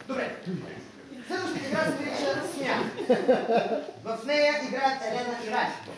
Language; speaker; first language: Bulgarian; native; Bulgarian